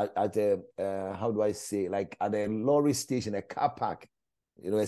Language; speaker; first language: English; non-native, local second language; Akan